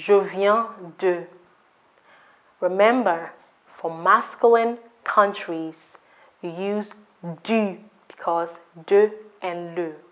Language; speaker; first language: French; non-native, fluent; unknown